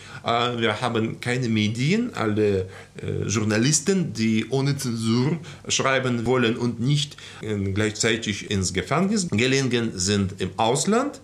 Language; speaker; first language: German; non-native, fluent; Russian